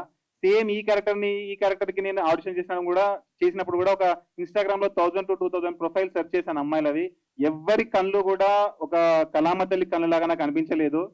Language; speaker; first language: Telugu; native; Telugu